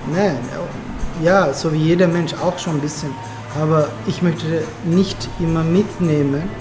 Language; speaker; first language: German; non-native, learner; Turkish